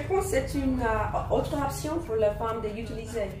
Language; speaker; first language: French; non-native, learner; English